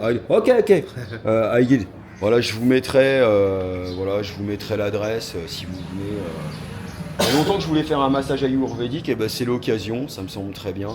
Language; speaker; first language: French; native; French